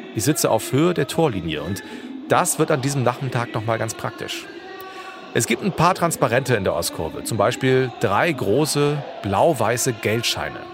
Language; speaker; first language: German; native; German